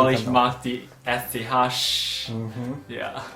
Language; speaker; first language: German; non-native, learner; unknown